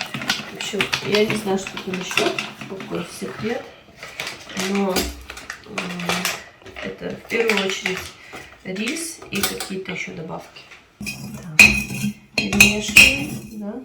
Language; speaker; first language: Russian; non-native, fluent; Ukrainian